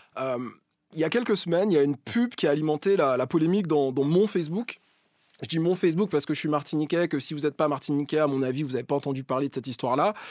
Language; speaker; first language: French; native; French